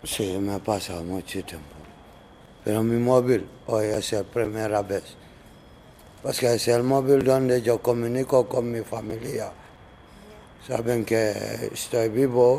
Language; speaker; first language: Spanish; non-native, learner; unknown